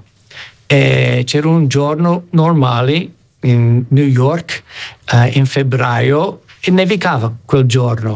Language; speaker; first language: Italian; non-native, fluent; English